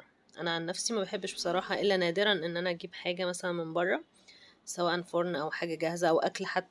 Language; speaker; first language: Arabic; native; Arabic